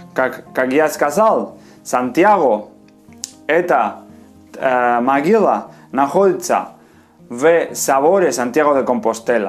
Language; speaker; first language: Russian; non-native, fluent; Spanish